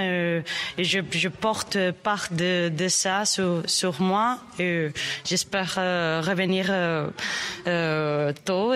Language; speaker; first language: French; non-native, learner; Spanish